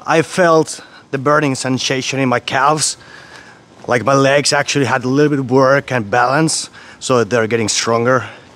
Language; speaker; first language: English; non-native, fluent; Finnish